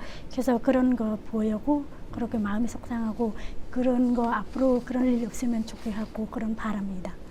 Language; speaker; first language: Korean; non-native, learner; Khmer